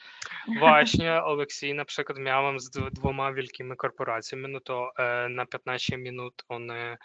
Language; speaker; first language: Polish; non-native, fluent; Ukrainian